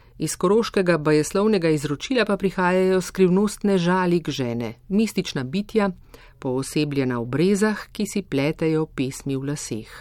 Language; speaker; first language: Slovenian; native; Slovenian